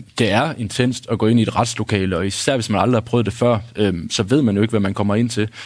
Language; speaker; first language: Danish; native; Danish